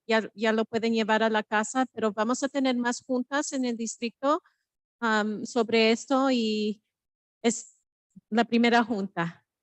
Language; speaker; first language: Spanish; early bilingual, heritage; Spanish